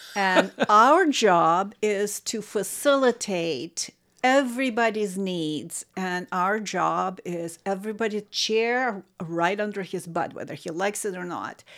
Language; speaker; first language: English; non-native, fluent; Russian